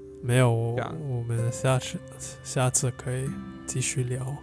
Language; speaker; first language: Chinese; non-native, fluent; English